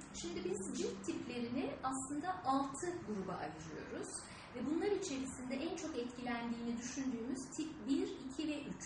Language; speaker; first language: Turkish; native; Turkish